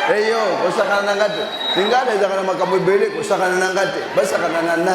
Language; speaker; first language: Portuguese; non-native, learner; Lingala